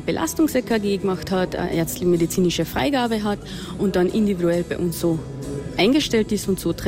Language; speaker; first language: German; native; German